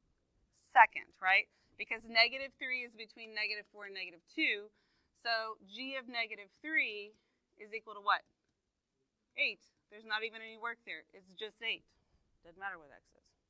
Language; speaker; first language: English; native; English